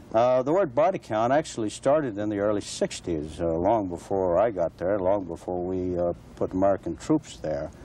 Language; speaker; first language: English; native; English